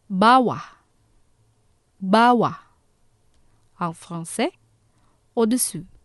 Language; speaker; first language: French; non-native, fluent; Indonesian